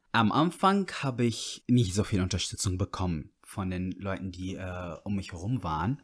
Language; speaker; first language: German; non-native, fluent; Arabic